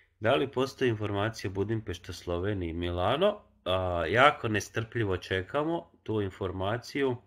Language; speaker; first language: Croatian; non-native, local second language; Hungarian